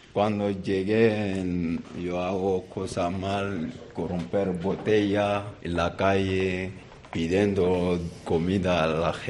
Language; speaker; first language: Spanish; non-native, learner; Bambara